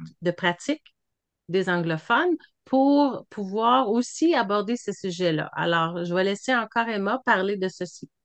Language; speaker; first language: French; native; French